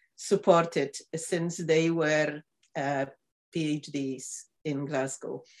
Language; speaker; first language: English; non-native, fluent; Polish